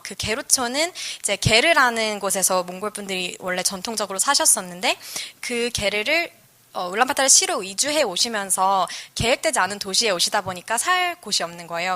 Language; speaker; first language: Korean; native; Korean